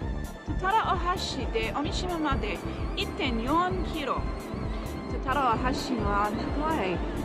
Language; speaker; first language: Japanese; non-native, learner; English